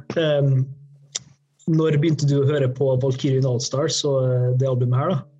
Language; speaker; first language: Norwegian; native; Norwegian